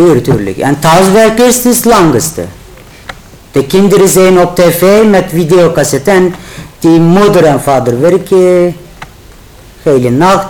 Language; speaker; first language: Dutch; non-native, learner; Turkish